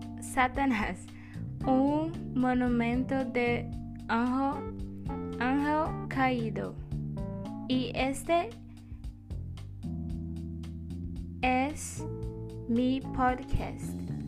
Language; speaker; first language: Spanish; non-native, learner; Portuguese